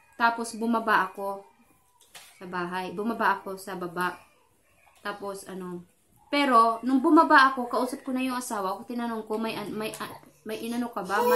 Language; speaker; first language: Filipino; non-native, local second language; Cebuano